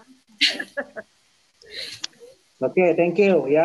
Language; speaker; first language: English; non-native, fluent; Indonesian